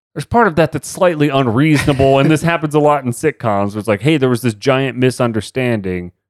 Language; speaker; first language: English; native; English